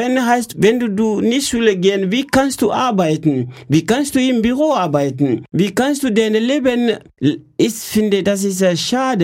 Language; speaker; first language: German; non-native, learner; French